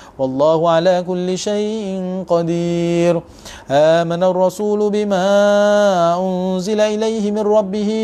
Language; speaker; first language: Arabic; non-native, fluent; Malay